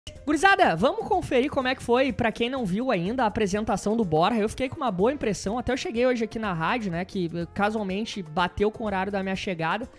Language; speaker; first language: Portuguese; native; Portuguese